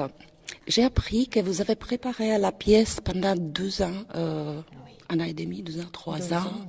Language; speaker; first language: French; non-native, fluent; Czech